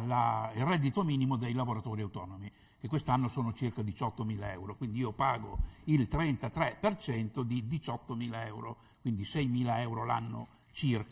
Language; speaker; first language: Italian; native; Italian